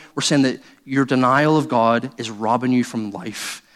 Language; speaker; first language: English; native; English